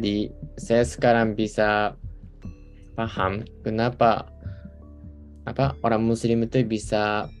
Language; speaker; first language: Indonesian; non-native, fluent; Japanese